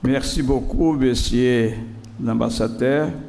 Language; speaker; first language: French; non-native, fluent; Portuguese